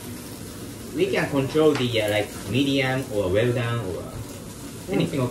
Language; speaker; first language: English; non-native, learner; Japanese